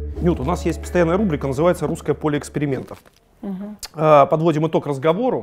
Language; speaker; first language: Russian; native; Russian